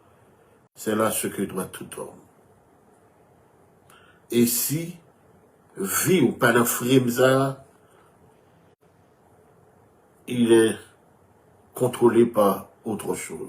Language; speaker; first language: French; non-native, local second language; Haitian Creole